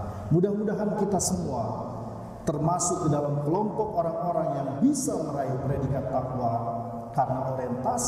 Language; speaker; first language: Indonesian; native; Indonesian